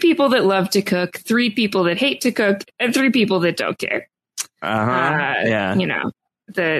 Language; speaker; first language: English; native; English